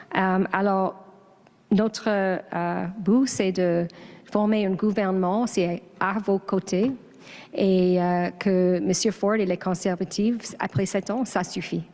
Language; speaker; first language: French; non-native, learner; English